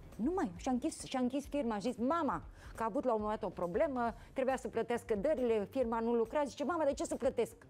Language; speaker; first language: Romanian; native; Romanian